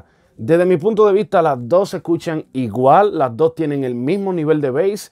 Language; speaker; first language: Spanish; native; Spanish